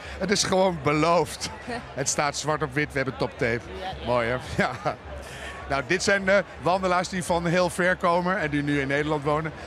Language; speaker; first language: Dutch; native; Dutch